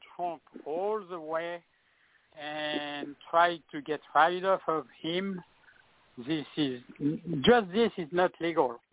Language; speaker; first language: English; non-native, fluent; French